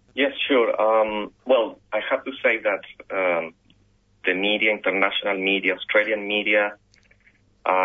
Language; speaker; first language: English; non-native, fluent; Spanish